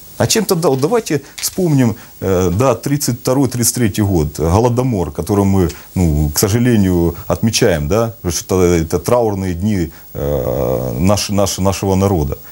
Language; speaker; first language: Russian; native; Russian